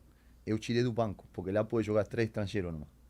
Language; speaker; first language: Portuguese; non-native, learner; Spanish